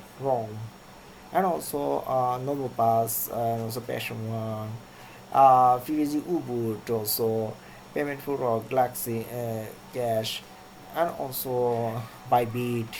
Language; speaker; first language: English; non-native, local second language; Bangla